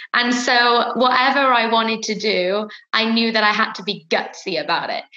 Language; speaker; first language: English; native; English